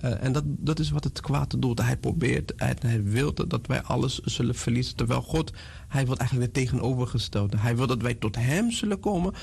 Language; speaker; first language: Dutch; non-native, fluent; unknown